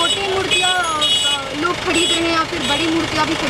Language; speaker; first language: Hindi; native; Hindi